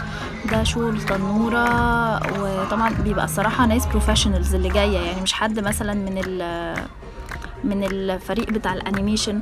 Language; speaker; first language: Arabic; native; Arabic